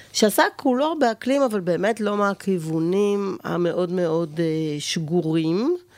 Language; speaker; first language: Hebrew; native; Hebrew